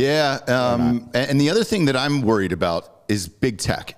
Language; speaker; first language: English; native; English